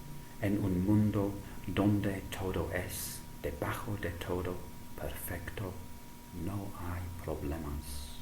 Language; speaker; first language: Spanish; non-native, fluent; English